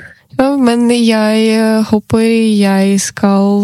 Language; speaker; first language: Norwegian; non-native, learner; Ukrainian